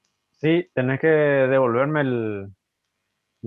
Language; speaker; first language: Spanish; native; Spanish